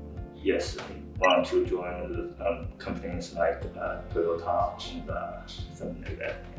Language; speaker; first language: English; non-native, fluent; Chinese